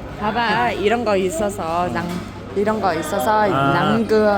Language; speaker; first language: Korean; non-native, learner; Vietnamese